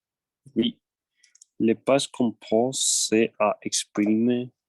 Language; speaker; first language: French; non-native, learner; Spanish